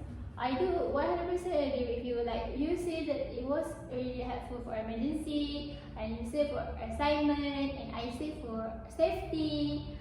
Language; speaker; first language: English; non-native, learner; Malay